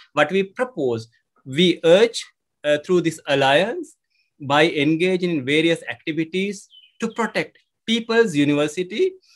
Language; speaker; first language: English; non-native, local second language; Sinhala